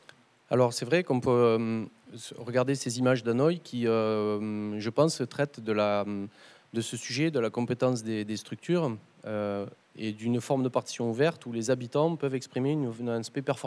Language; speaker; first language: French; native; French